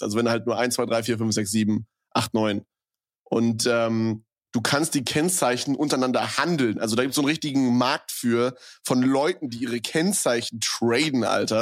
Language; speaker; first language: German; native; German